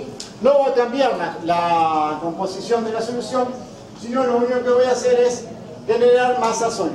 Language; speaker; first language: Spanish; native; Spanish